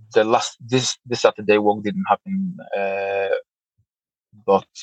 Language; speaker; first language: English; non-native, fluent; Polish